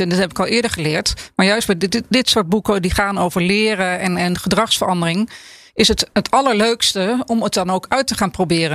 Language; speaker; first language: Dutch; native; Dutch